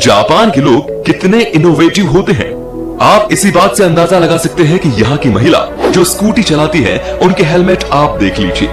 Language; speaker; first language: Hindi; native; Hindi